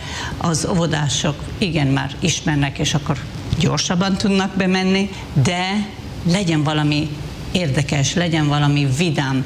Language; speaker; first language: Hungarian; non-native, fluent; Hebrew